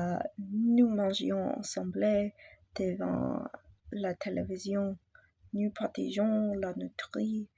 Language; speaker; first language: French; non-native, learner; English